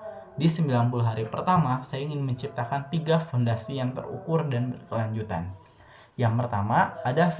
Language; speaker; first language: Indonesian; native; Indonesian